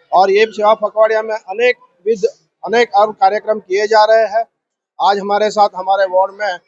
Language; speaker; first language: Hindi; non-native, local second language; Gujarati